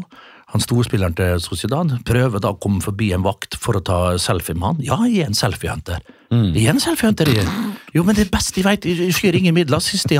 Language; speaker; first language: Norwegian; native; Norwegian